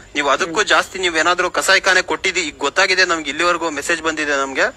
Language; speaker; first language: Kannada; native; Kannada